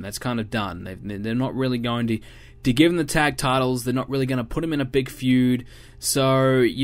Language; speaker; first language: English; native; English